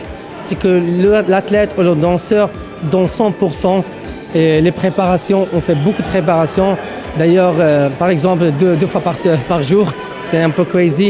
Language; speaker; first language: French; non-native, local second language; Arabic